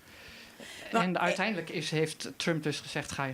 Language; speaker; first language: Dutch; native; Dutch